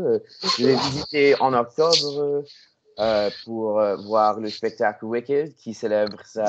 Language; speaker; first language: French; non-native, learner; English